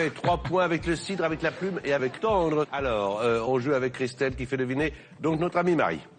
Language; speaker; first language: French; native; French